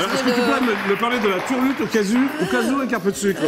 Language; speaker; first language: French; native; French